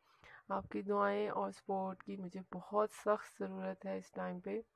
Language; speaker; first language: Hindi; native; Hindi